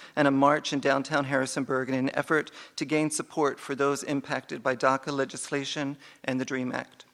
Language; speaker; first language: English; native; English